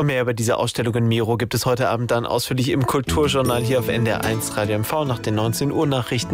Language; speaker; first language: German; native; German